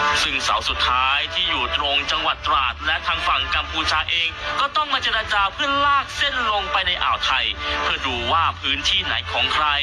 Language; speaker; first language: Thai; native; Thai